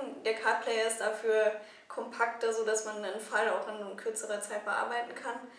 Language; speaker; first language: German; native; German